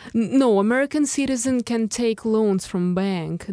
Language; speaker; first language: English; non-native, fluent; Russian